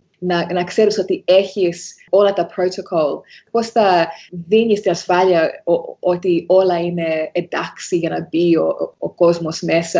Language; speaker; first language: Greek; early bilingual, heritage; Greek